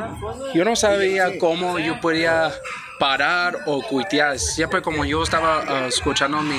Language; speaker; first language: Spanish; early bilingual, heritage; English